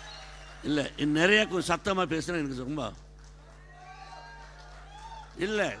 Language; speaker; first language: Tamil; non-native, learner; Telugu